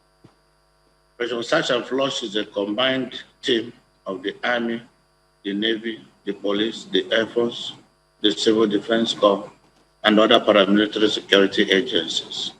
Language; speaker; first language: English; non-native, local second language; Igbo